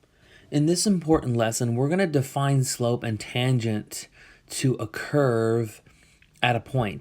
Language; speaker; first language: English; native; English